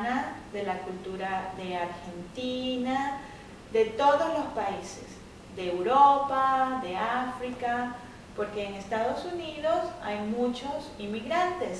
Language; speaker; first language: Spanish; native; Spanish